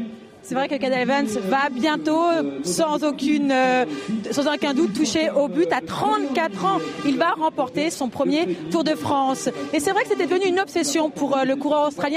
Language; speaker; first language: French; native; French